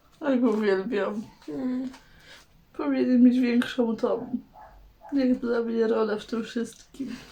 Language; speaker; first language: Polish; native; Polish